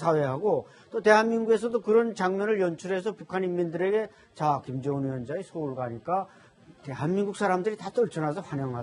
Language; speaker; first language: Korean; native; Korean